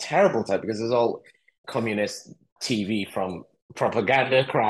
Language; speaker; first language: English; non-native, local second language; Igbo